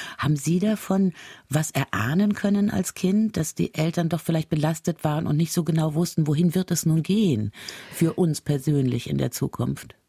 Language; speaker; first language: German; native; German